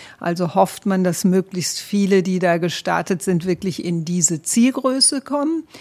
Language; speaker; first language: German; native; German